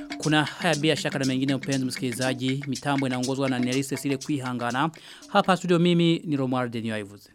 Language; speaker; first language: Swahili; non-native, local second language; Rundi